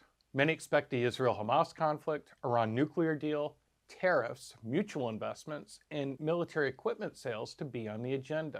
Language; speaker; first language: English; native; English